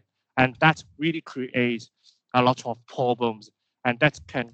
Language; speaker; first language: English; non-native, local second language; Cantonese